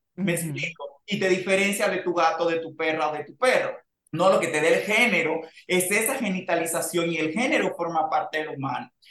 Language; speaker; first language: Spanish; native; Spanish